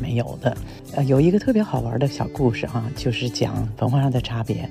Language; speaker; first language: Chinese; native; Chinese